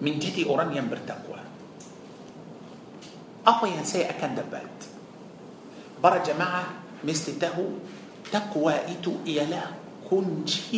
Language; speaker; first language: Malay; non-native, fluent; Arabic